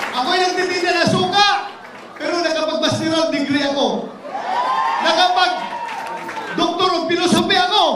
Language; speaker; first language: Filipino; non-native, local second language; Cebuano